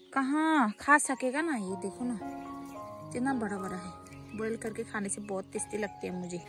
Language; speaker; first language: Hindi; non-native, local second language; Chakma